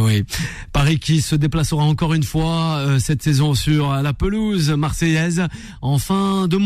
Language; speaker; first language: French; native; French